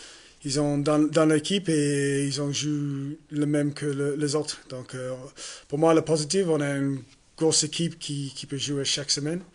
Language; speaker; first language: French; non-native, learner; English